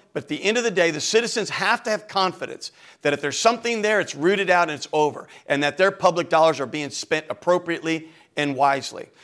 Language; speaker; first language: English; native; English